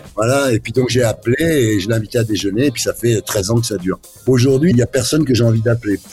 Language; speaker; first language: French; early bilingual, other home language; Italian